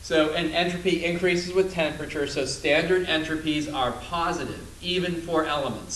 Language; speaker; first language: English; native; English